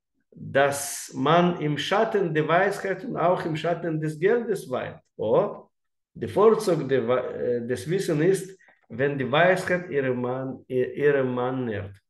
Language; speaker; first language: German; non-native, learner; Russian